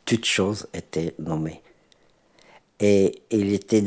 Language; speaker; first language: French; non-native, local second language; Arabic